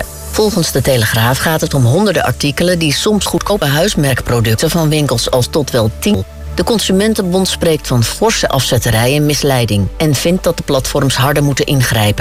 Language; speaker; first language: Dutch; native; Dutch